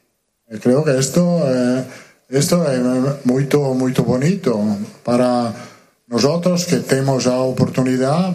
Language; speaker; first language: Portuguese; non-native, learner; Spanish